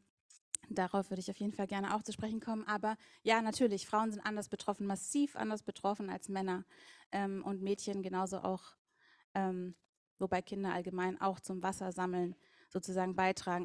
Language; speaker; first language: German; native; German